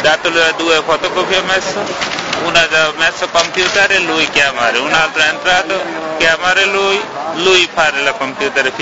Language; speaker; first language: Italian; non-native, learner; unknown